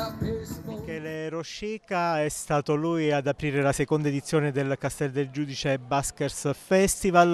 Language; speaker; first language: Italian; native; Italian